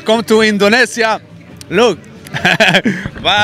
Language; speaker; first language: English; non-native, learner; Spanish